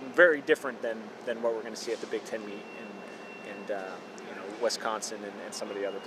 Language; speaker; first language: English; native; English